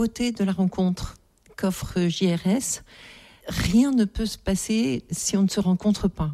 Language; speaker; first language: French; native; French